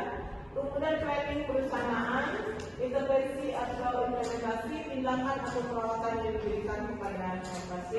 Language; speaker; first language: Indonesian; native; Indonesian